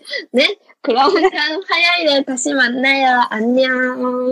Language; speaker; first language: Korean; non-native, learner; Japanese